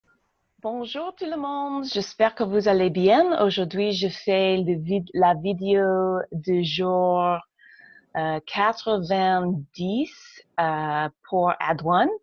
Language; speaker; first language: French; non-native, learner; English